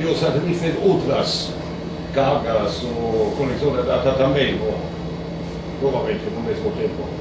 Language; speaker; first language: Portuguese; non-native, fluent; German